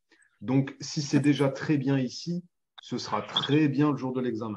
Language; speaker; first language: French; native; French